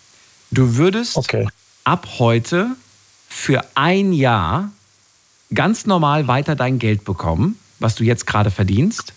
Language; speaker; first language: German; native; German